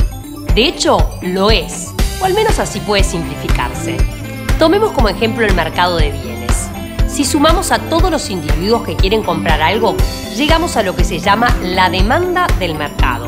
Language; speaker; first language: Spanish; native; Spanish